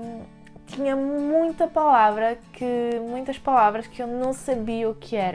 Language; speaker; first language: Portuguese; early bilingual, heritage; French